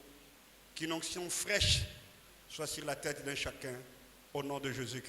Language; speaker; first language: French; non-native, local second language; Lingala